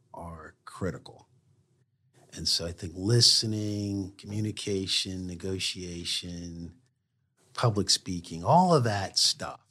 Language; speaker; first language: English; native; English